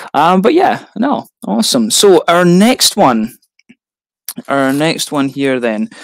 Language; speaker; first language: English; native; English